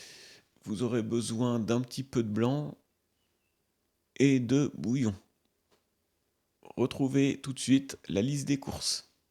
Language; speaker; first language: French; native; French